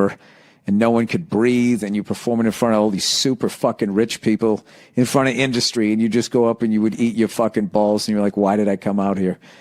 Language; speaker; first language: English; native; English